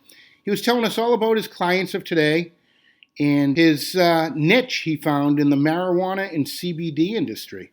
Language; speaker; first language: English; native; English